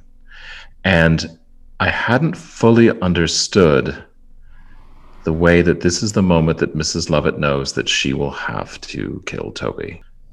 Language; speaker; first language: English; native; English